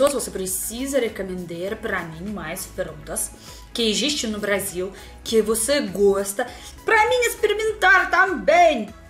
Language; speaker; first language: Portuguese; non-native, learner; Russian